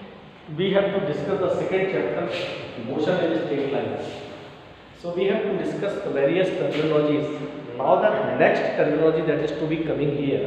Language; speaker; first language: English; non-native, local second language; Hindi